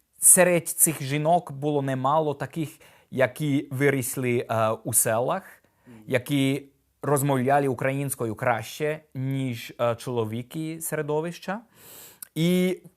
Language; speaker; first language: Ukrainian; non-native, fluent; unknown